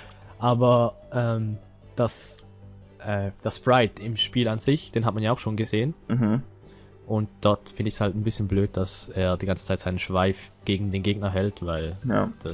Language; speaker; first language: German; native; German